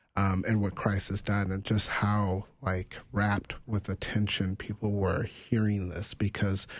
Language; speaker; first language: English; native; English